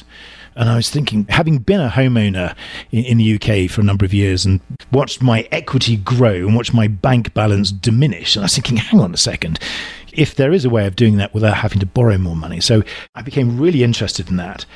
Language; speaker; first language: English; native; English